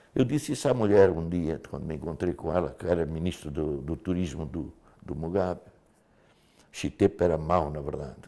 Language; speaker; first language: Portuguese; native; Portuguese